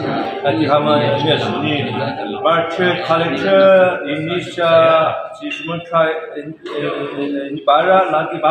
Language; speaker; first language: Indonesian; non-native, learner; Chinese